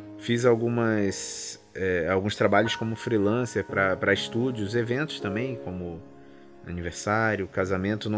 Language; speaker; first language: Portuguese; native; Portuguese